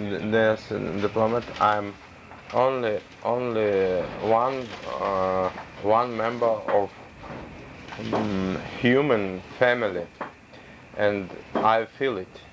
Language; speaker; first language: English; non-native, learner; Russian